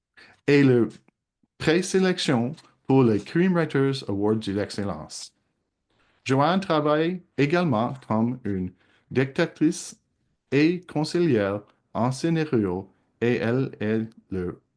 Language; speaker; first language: French; non-native, local second language; English